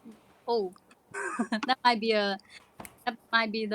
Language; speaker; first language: English; non-native, learner; Chinese